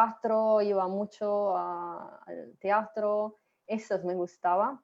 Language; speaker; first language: Spanish; non-native, fluent; Italian